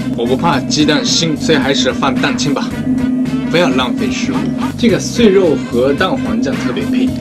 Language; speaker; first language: Chinese; non-native, fluent; Japanese